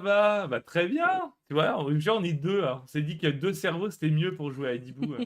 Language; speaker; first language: French; native; French